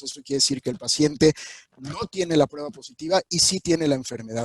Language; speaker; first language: Spanish; native; Spanish